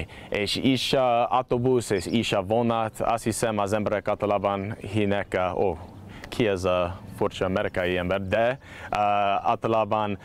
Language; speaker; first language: Hungarian; non-native, learner; English